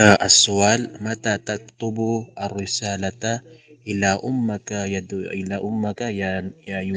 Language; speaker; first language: Arabic; non-native, learner; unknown